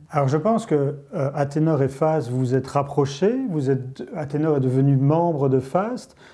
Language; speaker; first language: French; native; French